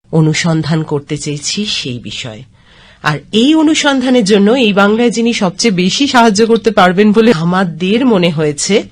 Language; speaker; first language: Bangla; native; Bangla